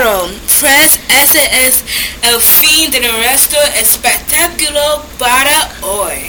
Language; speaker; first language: Spanish; non-native, learner; English